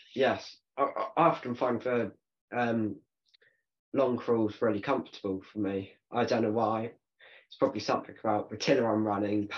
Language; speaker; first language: English; native; English